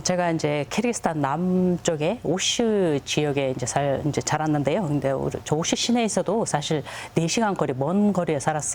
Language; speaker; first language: Korean; non-native, fluent; Kyrgyz